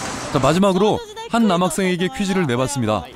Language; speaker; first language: Korean; native; Korean